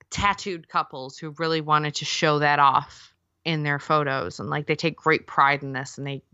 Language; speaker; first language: English; native; English